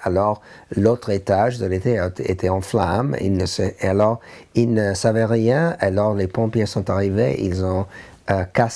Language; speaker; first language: French; non-native, learner; English